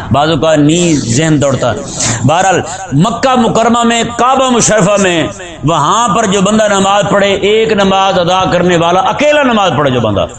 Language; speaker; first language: Urdu; non-native, local second language; Punjabi